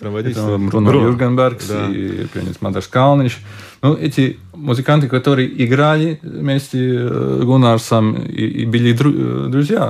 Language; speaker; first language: Russian; non-native, local second language; Latvian